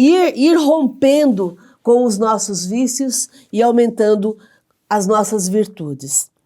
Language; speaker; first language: Portuguese; native; Portuguese